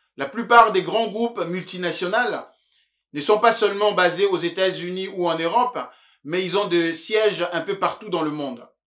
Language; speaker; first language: French; non-native, local second language; Luba-Lulua